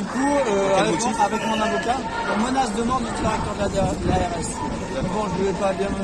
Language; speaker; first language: French; native; French